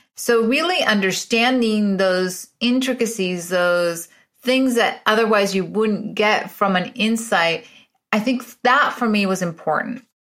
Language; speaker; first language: English; early bilingual, other home language; Spanish